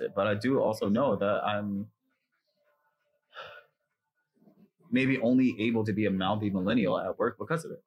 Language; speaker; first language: English; native; English